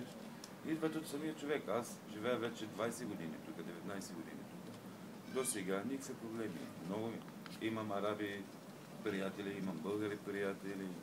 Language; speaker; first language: Bulgarian; non-native, learner; Arabic